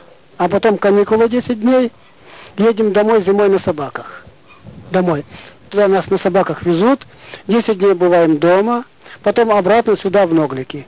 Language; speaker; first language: Russian; non-native, local second language; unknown